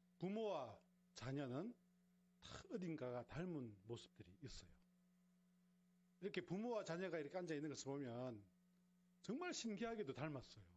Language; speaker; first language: Korean; native; Korean